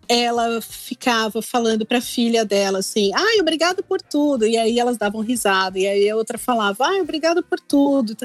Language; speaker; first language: Portuguese; native; Portuguese